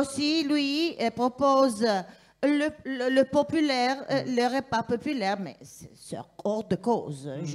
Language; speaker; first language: French; non-native, fluent; Italian